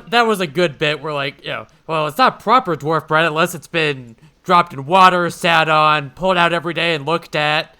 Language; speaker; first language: English; native; English